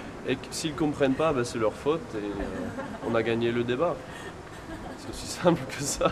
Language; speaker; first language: French; non-native, fluent; English